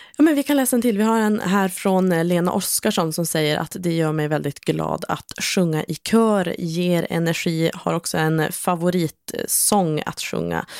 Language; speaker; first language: Swedish; native; Swedish